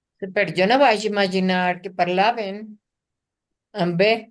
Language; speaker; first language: Catalan; non-native, learner; Spanish